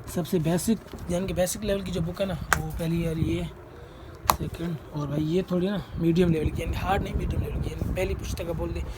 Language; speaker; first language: Urdu; non-native, local second language; Sindhi